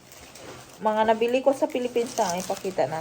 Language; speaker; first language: Filipino; non-native, local second language; Cebuano